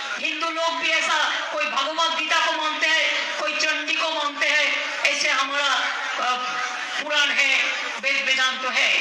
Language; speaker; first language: Hindi; non-native, local second language; Bangla